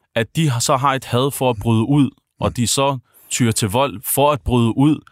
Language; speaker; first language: Danish; early bilingual, other home language; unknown